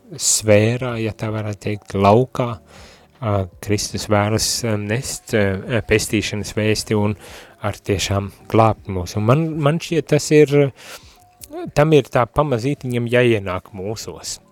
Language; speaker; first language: Latvian; native; Latvian